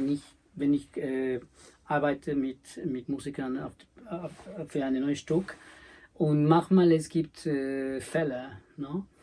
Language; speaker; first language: German; non-native, learner; Spanish